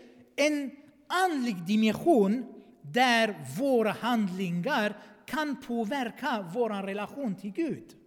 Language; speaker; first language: Swedish; non-native, fluent; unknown